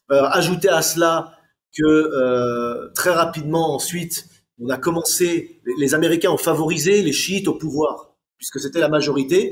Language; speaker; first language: French; native; French